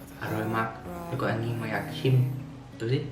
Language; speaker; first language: Thai; early bilingual, heritage; Thai